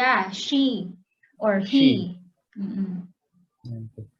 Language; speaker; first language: English; non-native, local second language; Filipino